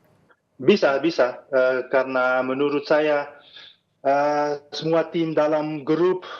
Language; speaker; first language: Indonesian; non-native, fluent; Dutch